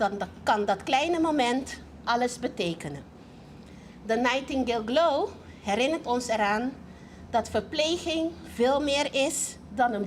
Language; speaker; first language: Dutch; non-native, local second language; Papiamento